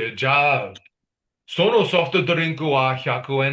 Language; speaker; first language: Japanese; non-native, fluent; English